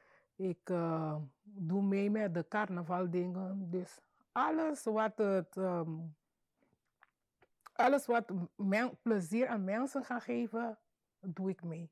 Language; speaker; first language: Dutch; non-native, local second language; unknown